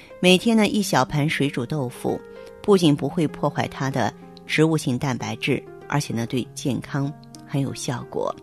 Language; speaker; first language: Chinese; native; Chinese